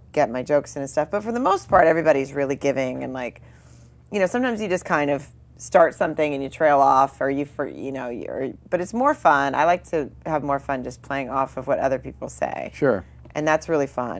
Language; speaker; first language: English; native; English